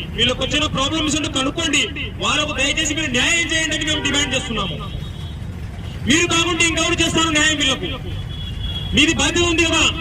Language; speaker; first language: Telugu; native; Telugu